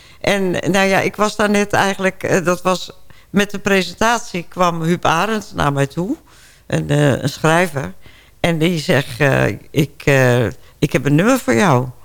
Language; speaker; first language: Dutch; native; Dutch